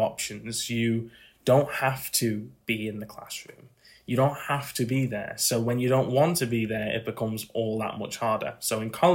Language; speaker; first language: English; native; English